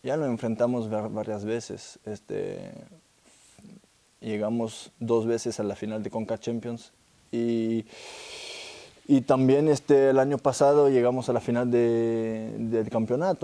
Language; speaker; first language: Spanish; non-native, fluent; French